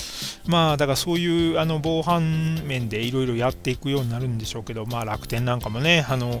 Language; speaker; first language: Japanese; native; Japanese